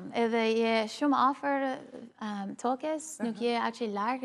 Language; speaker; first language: Albanian; early bilingual, heritage; Albanian